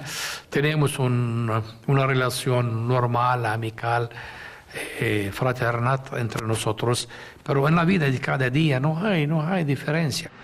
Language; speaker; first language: Spanish; non-native, fluent; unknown